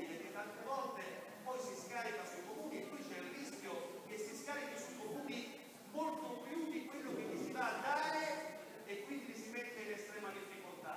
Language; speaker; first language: Italian; native; Italian